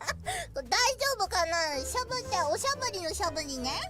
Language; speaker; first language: Japanese; native; Japanese